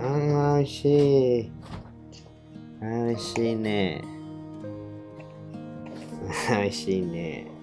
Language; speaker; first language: Japanese; native; Japanese